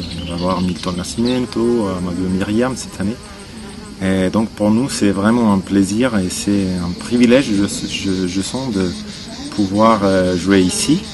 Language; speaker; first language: French; non-native, fluent; Spanish